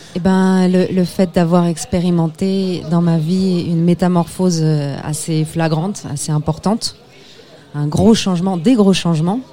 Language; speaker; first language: French; early bilingual, other home language; Spanish